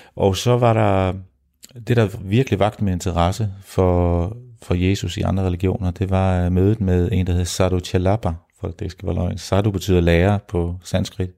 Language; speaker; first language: Danish; early bilingual, heritage; Danish